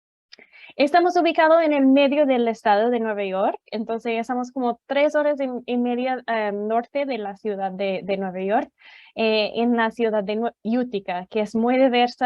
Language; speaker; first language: Spanish; non-native, fluent; English